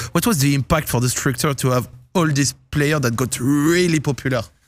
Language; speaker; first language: English; non-native, fluent; French